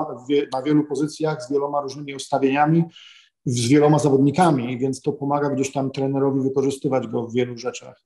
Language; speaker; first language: Polish; native; Polish